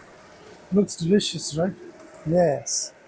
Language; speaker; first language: English; non-native, learner; Tibetan